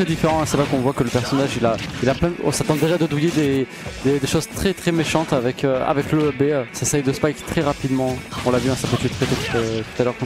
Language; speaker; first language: French; native; French